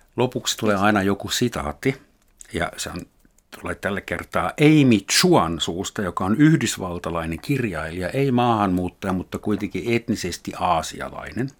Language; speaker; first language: Finnish; non-native, fluent; German